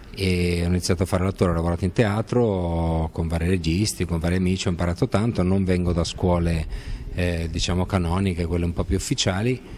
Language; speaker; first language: Italian; native; Italian